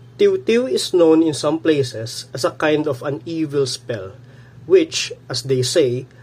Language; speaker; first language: English; non-native, local second language; Filipino